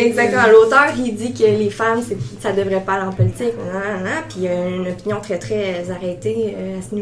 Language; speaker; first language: French; native; French